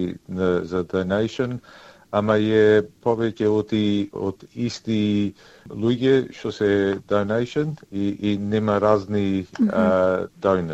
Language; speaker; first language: Macedonian; early bilingual, heritage; Macedonian